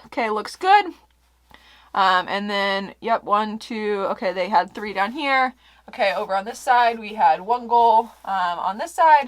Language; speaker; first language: English; native; English